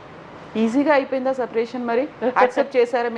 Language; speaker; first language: Telugu; native; Telugu